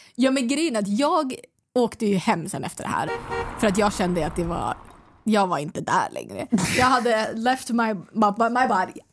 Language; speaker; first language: Swedish; native; Swedish